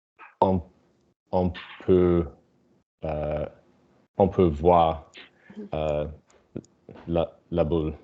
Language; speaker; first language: French; non-native, learner; English